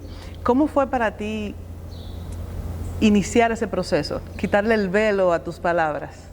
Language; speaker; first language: Spanish; native; Spanish